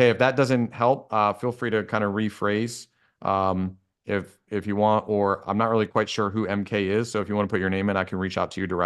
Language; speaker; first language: English; native; English